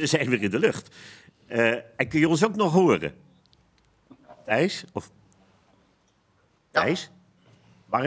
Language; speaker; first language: Dutch; native; Dutch